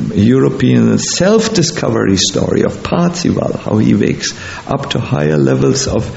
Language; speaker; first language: English; non-native, fluent; German